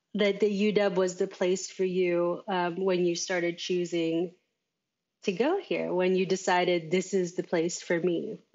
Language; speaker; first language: English; native; English